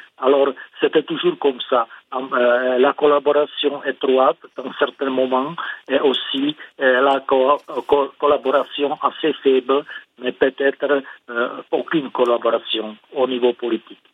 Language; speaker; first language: French; non-native, fluent; Czech